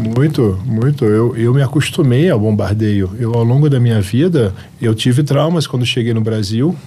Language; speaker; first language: Portuguese; early bilingual, other home language; Arabic